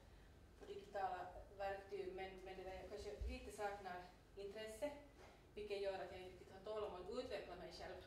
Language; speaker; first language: Swedish; native; Swedish